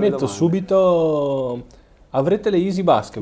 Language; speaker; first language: Italian; native; Italian